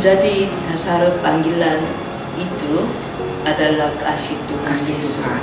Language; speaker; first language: Indonesian; non-native, learner; Korean